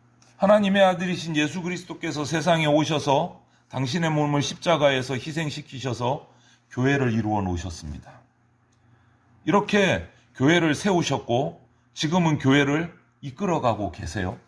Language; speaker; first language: Korean; native; Korean